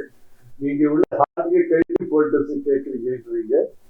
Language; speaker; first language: Tamil; non-native, learner; Kannada